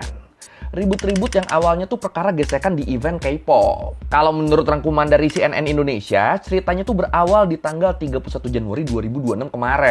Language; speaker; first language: Indonesian; native; Indonesian